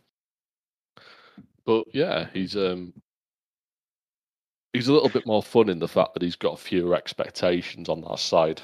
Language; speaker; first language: English; native; English